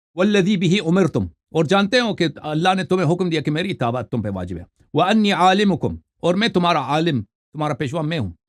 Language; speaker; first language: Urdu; non-native, fluent; Persian